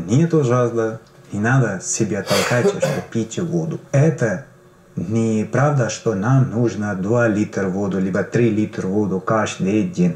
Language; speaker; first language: Russian; non-native, learner; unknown